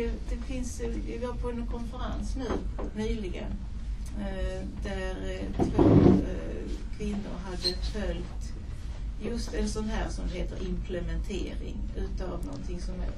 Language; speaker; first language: Swedish; native; Swedish